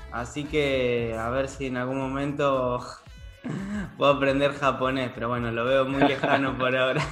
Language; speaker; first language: Spanish; native; Spanish